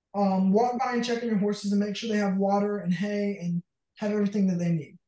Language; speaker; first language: English; native; English